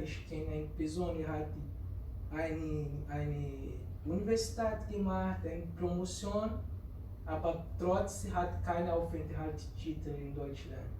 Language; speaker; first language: German; non-native, learner; Portuguese